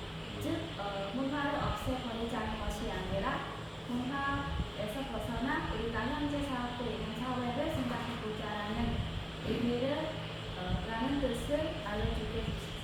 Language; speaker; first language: Korean; non-native, fluent; Khmer